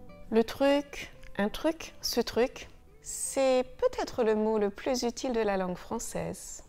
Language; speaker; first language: French; native; French